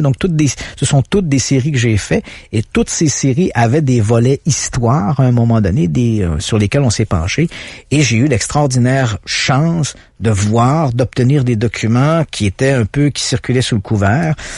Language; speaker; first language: French; native; French